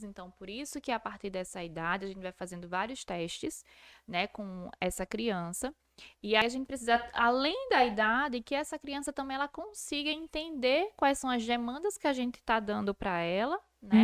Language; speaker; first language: Portuguese; native; Portuguese